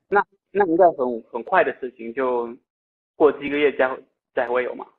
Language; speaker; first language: Chinese; non-native, fluent; Italian